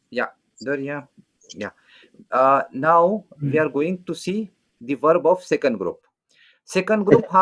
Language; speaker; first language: English; non-native, local second language; French